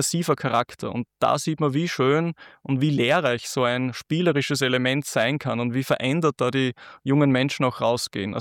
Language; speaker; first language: German; native; German